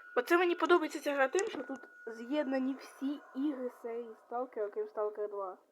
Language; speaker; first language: Ukrainian; non-native, local second language; Russian